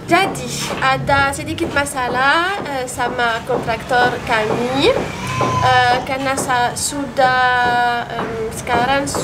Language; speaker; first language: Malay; non-native, learner; French